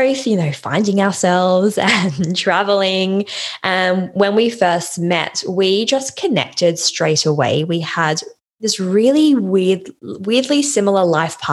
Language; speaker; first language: English; native; English